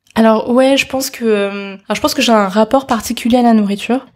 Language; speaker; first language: French; native; French